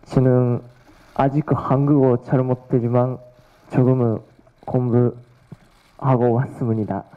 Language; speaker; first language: Korean; non-native, learner; Japanese